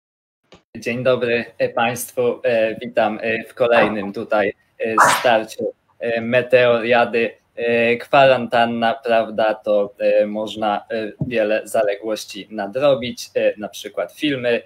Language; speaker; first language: Polish; native; Polish